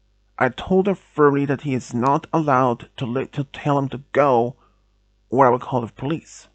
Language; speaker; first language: English; non-native, fluent; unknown